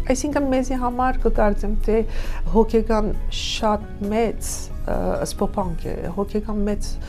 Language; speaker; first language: Armenian; early bilingual, heritage; Armenian